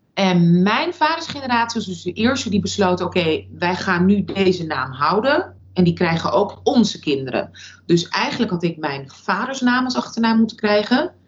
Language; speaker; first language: Dutch; early bilingual, other home language; Russian